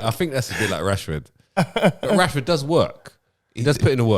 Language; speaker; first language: English; native; English